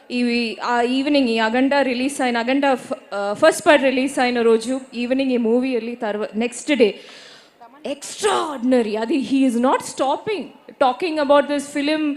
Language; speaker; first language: Telugu; non-native, learner; Malayalam